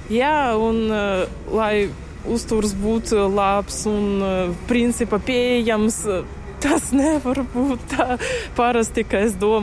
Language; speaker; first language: Latvian; non-native, learner; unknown